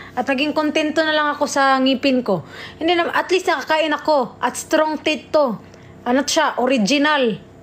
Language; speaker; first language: Filipino; non-native, local second language; Cebuano